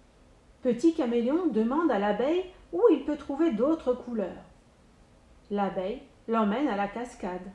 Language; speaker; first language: French; native; French